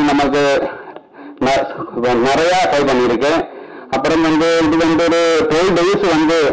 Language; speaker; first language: Tamil; non-native, learner; Malayalam